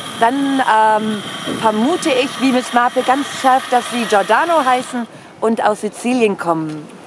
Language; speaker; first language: German; native; German